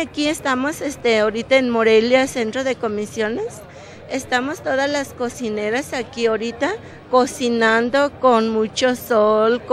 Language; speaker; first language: Spanish; non-native, local second language; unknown